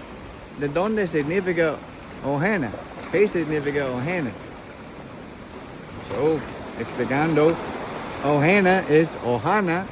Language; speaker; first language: Spanish; non-native, learner; English